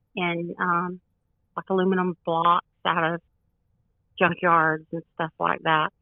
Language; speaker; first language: English; native; English